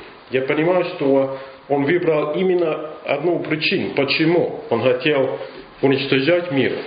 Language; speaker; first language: Russian; non-native, fluent; English